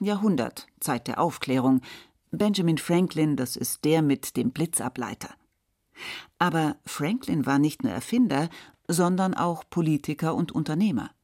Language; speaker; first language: German; native; German